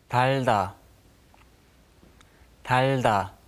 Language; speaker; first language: Korean; non-native, learner; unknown